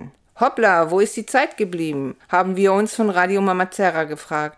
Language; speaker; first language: German; native; German